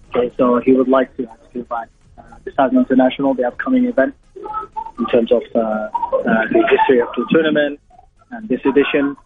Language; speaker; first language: English; non-native, fluent; Arabic